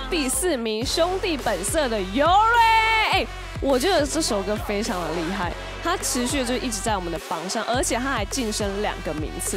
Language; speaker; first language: Chinese; native; Chinese